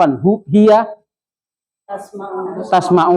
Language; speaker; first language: Arabic; non-native, fluent; Indonesian